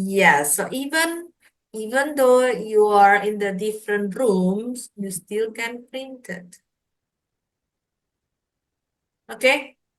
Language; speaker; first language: English; non-native, fluent; Indonesian